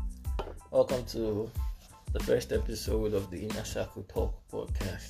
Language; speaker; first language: English; non-native, local second language; Yoruba